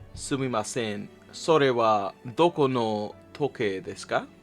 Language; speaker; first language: Japanese; non-native, learner; English